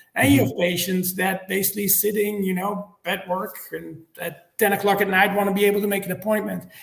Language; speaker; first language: English; non-native, fluent; Dutch